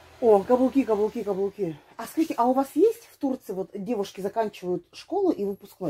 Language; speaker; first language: Russian; native; Russian